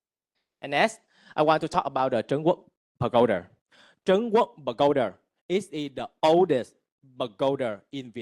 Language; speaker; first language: English; non-native, fluent; Vietnamese